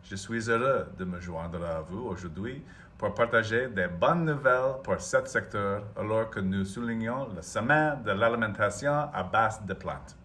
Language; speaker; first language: French; non-native, local second language; English